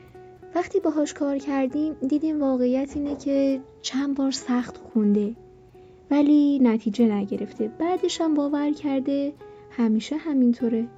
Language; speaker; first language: Persian; native; Persian